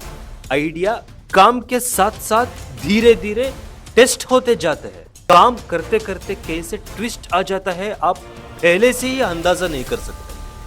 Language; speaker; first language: Hindi; non-native, local second language; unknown